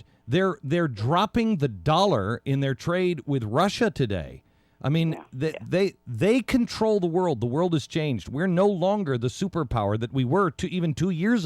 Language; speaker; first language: English; native; English